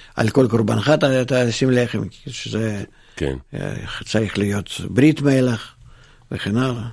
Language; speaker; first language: Hebrew; non-native, fluent; Russian